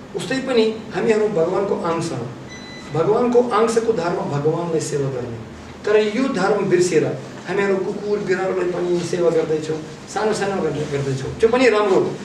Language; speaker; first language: Nepali; non-native, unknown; Russian